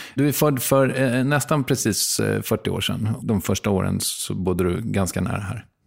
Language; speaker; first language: Swedish; native; Swedish